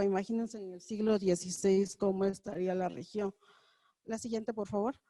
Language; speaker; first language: Spanish; native; Spanish